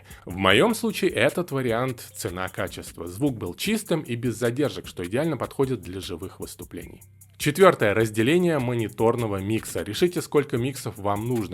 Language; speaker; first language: Russian; native; Russian